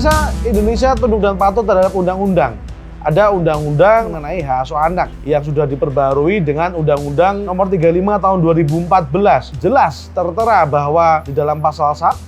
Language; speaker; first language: Indonesian; native; Indonesian